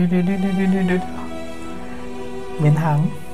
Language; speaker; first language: Thai; native; Thai